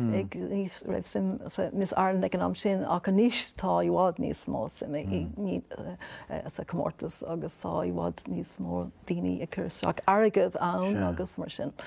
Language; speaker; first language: Irish; non-native, local second language; English